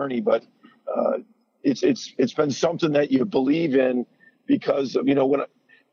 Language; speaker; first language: English; native; English